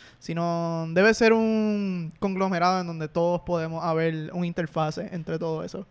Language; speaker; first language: Spanish; native; Spanish